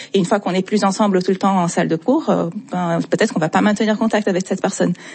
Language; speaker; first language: French; non-native, fluent; Portuguese